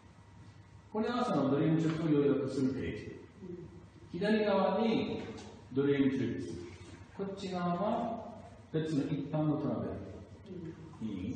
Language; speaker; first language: Japanese; non-native, fluent; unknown